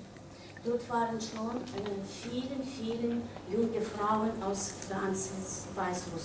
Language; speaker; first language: German; non-native, fluent; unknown